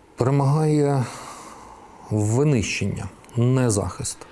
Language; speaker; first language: Ukrainian; native; Ukrainian